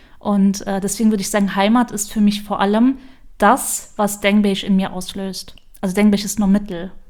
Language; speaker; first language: German; early bilingual, other home language; Kurdish